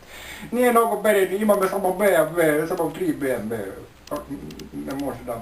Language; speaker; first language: Bulgarian; non-native, learner; Finnish